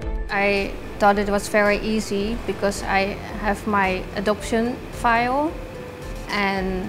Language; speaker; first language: English; non-native, fluent; Dutch